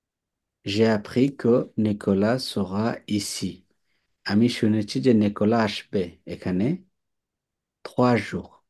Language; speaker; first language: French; non-native, fluent; Bangla